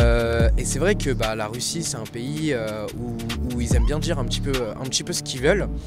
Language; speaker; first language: French; native; French